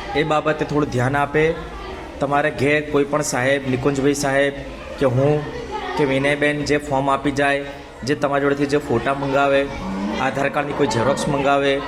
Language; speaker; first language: Gujarati; native; Gujarati